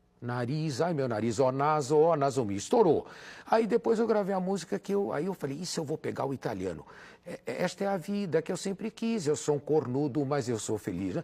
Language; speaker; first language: Portuguese; native; Portuguese